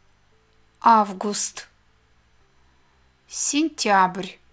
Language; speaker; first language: Russian; native; Russian